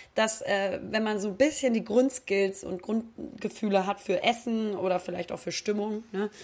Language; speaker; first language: German; native; German